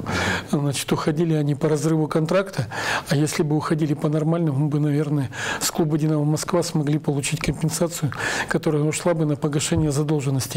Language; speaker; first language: Russian; native; Russian